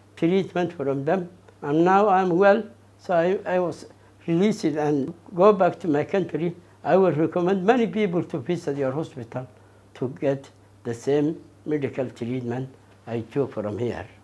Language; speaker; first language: English; non-native, fluent; Somali